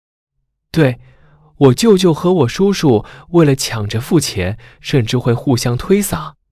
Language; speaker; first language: Chinese; native; Chinese